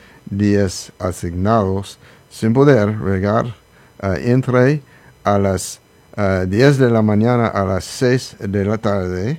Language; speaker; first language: Spanish; non-native, learner; English